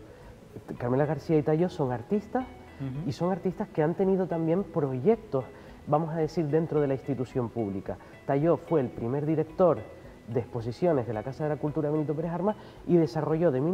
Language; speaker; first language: Spanish; native; Spanish